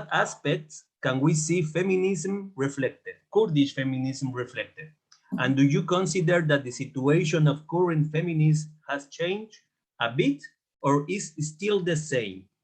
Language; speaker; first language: English; non-native, fluent; Spanish